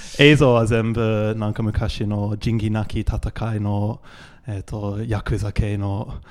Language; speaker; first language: Japanese; non-native, fluent; English